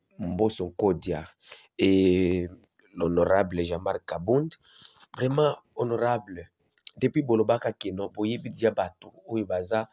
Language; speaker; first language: Lingala; non-native, local second language; Swahili